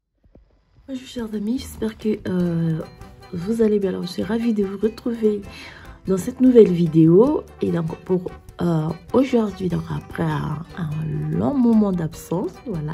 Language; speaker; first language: French; native; French